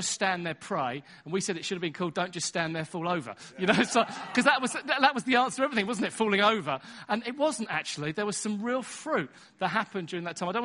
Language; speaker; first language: English; native; English